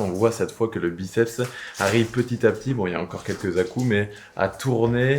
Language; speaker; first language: French; native; French